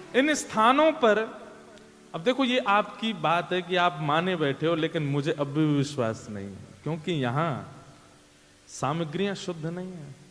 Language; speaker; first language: Hindi; native; Hindi